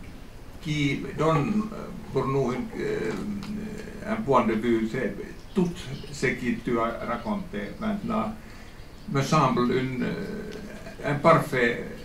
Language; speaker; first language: French; non-native, fluent; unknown